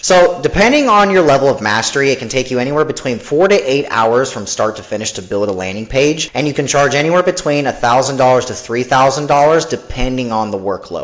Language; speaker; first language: English; native; English